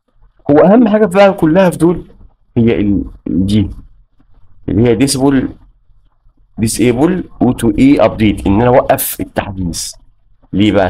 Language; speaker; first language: Arabic; native; Arabic